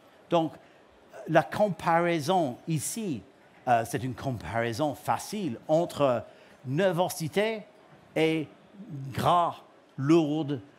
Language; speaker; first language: French; non-native, learner; English